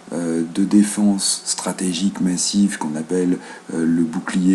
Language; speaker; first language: French; native; French